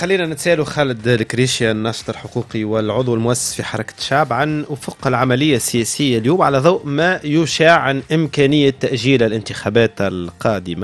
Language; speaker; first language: Arabic; native; Arabic